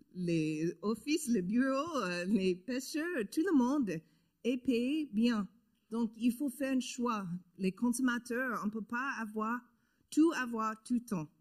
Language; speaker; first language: French; non-native, learner; English